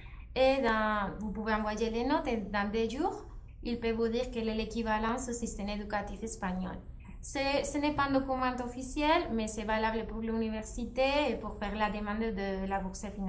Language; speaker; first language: French; non-native, fluent; Spanish